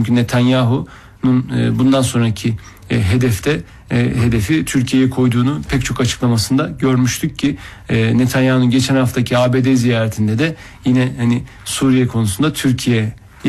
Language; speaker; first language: Turkish; native; Turkish